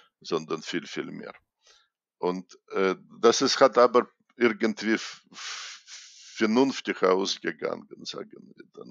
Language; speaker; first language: German; non-native, fluent; Russian